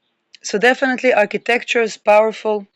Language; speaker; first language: English; non-native, fluent; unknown